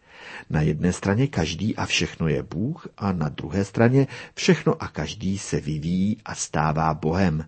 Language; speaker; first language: Czech; native; Czech